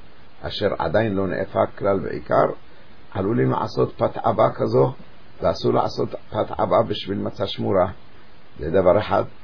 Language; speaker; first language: Hebrew; native; Hebrew